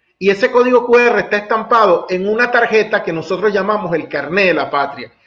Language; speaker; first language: Spanish; native; Spanish